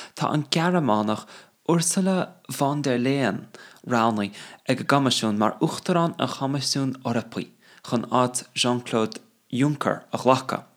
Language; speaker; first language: Irish; non-native, fluent; English